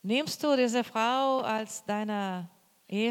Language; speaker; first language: German; non-native, learner; Portuguese